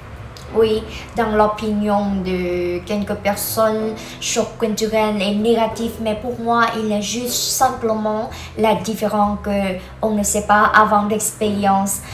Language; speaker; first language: French; non-native, learner; Vietnamese